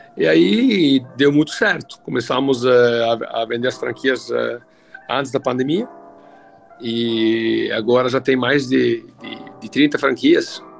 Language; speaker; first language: Portuguese; non-native, fluent; Italian